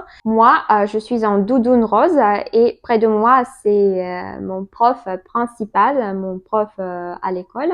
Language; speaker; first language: French; non-native, learner; Russian